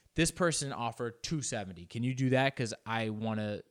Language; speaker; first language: English; early bilingual, other home language; Spanish